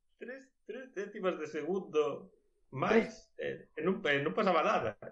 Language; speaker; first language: Galician; non-native, local second language; Spanish